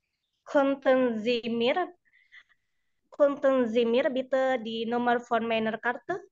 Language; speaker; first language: German; non-native, learner; Indonesian